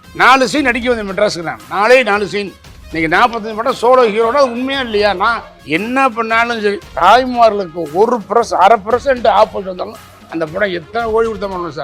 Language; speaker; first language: Tamil; native; Tamil